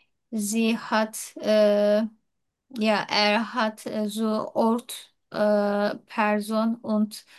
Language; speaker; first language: German; non-native, learner; Turkish